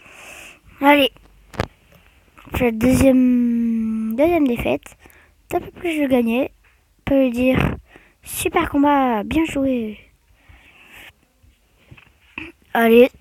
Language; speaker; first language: French; native; French